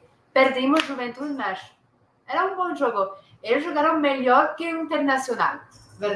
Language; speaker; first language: Portuguese; non-native, learner; French